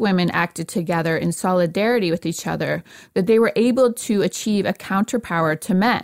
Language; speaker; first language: English; native; English